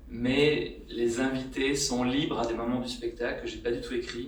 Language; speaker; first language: French; native; French